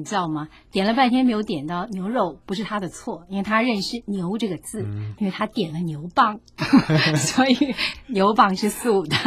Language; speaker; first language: Chinese; native; Chinese